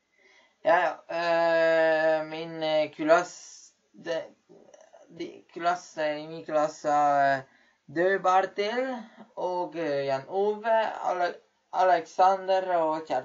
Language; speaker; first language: Norwegian; early bilingual, other home language; Polish